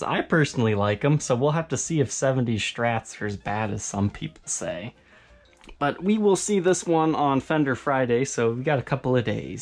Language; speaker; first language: English; native; English